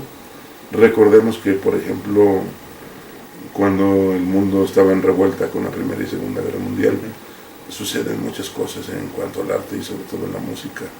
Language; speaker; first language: Spanish; native; Spanish